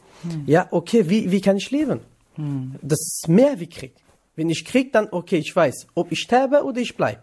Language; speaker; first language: German; non-native, learner; Kurdish